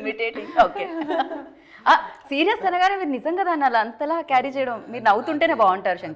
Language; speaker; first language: Telugu; native; Telugu